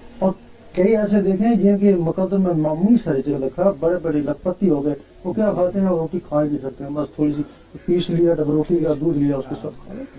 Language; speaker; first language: Urdu; non-native, local second language; Punjabi